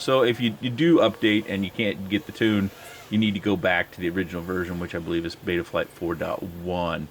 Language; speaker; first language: English; native; English